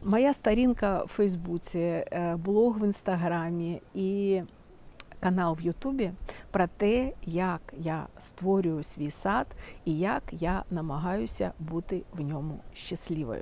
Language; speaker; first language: Ukrainian; non-native, fluent; Russian